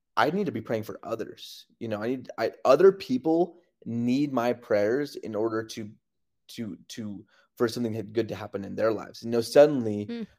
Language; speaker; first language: English; native; English